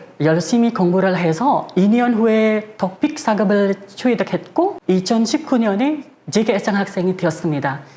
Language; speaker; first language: Korean; non-native, fluent; Indonesian